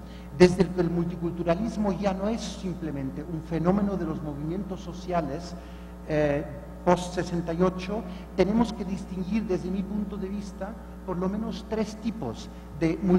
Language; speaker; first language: Spanish; non-native, fluent; German